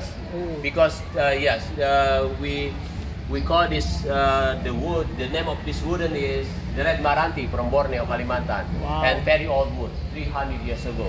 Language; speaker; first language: English; non-native, fluent; Indonesian